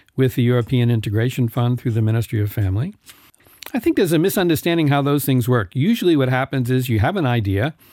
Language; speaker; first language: English; native; English